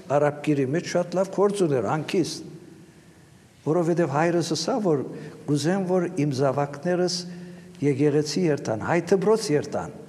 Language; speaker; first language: Armenian; native; Armenian